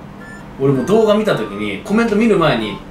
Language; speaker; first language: Japanese; native; Japanese